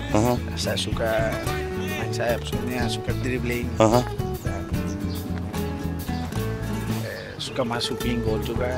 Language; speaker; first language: Indonesian; non-native, learner; Tetum